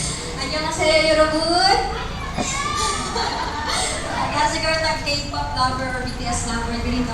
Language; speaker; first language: Korean; non-native, learner; Cebuano